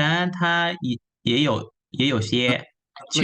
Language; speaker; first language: Chinese; non-native, fluent; Indonesian